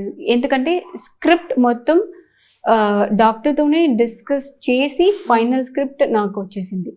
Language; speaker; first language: Telugu; non-native, learner; Tamil